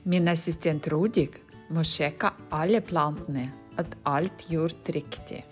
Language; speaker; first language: Norwegian; non-native, learner; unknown